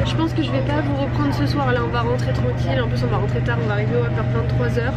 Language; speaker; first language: French; native; French